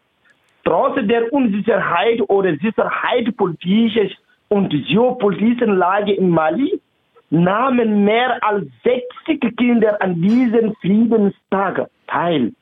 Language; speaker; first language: German; non-native, fluent; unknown